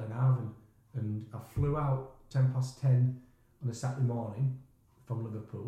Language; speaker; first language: English; native; English